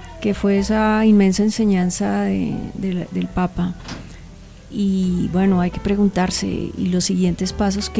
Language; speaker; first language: Spanish; native; Spanish